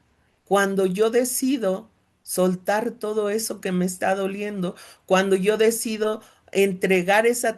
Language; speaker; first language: Spanish; native; Spanish